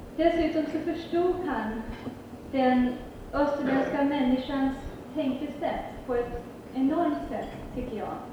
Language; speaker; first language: Swedish; early bilingual, heritage; Swedish